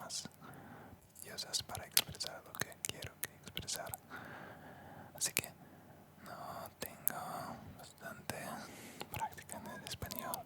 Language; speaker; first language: Spanish; non-native, learner; Russian